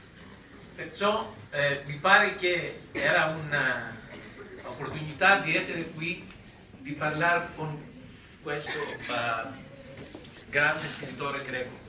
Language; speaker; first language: Italian; non-native, learner; Greek